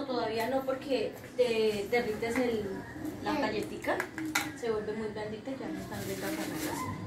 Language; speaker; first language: Spanish; native; Spanish